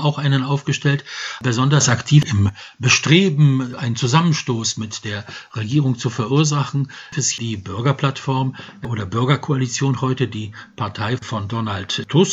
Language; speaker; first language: German; non-native, fluent; Polish